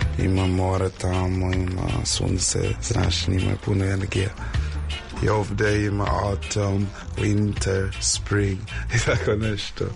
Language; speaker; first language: Serbian; non-native, learner; English